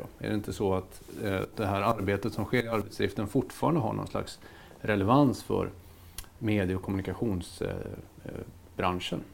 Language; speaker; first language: Swedish; native; Swedish